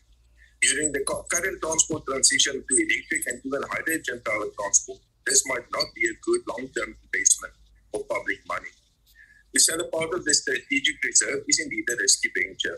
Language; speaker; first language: English; non-native, local second language; Afrikaans